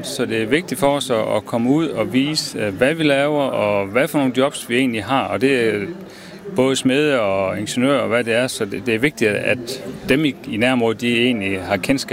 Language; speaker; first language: Danish; native; Danish